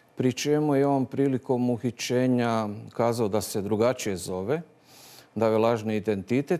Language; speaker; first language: Croatian; native; Croatian